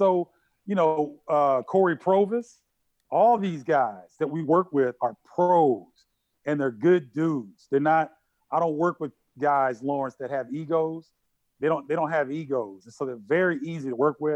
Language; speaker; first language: English; native; English